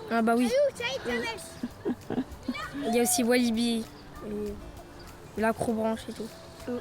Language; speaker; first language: French; native; French